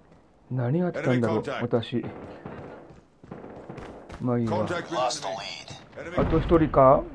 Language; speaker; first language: Japanese; native; Japanese